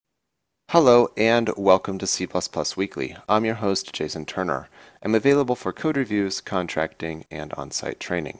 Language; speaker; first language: English; native; English